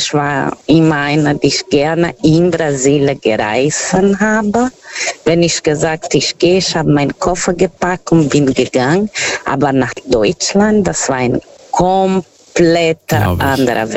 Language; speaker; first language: German; non-native, fluent; Portuguese